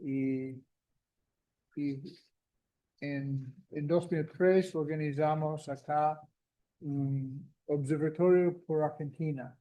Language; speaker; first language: Spanish; non-native, fluent; English